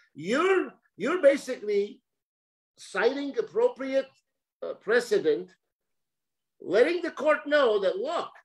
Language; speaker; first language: English; early bilingual, other home language; Armenian